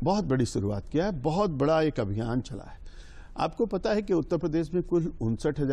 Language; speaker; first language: Hindi; native; Hindi